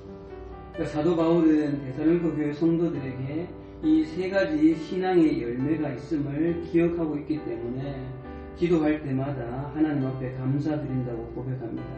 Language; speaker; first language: Korean; native; Korean